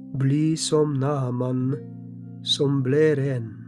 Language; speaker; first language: Norwegian; non-native, fluent; Polish